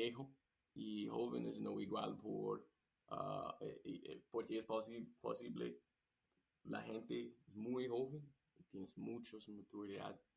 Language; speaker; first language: Spanish; non-native, learner; English